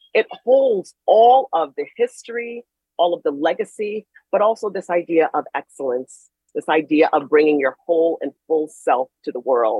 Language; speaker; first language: English; native; English